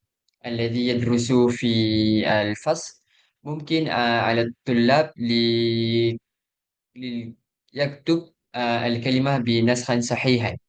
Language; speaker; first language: Arabic; non-native, learner; Malay